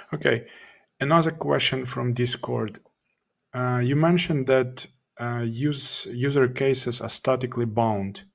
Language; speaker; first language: English; non-native, fluent; Ukrainian